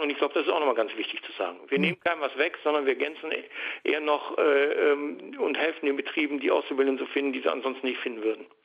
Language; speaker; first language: German; native; German